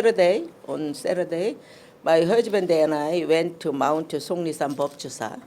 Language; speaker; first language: English; non-native, learner; Korean